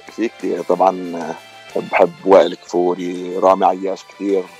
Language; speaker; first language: Arabic; native; Arabic